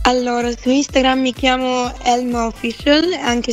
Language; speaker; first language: Italian; non-native, fluent; Bulgarian